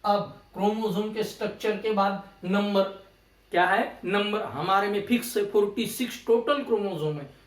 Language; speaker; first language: Hindi; non-native, local second language; Marathi